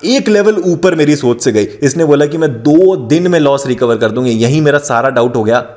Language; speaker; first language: Hindi; native; Hindi